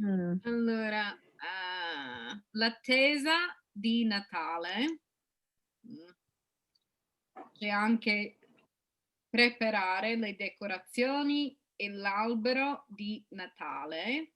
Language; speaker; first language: Italian; non-native, fluent; English